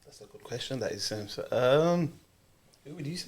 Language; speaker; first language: English; native; English